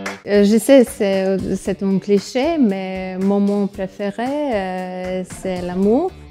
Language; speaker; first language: French; non-native, fluent; Croatian